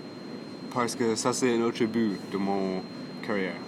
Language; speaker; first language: French; non-native, local second language; English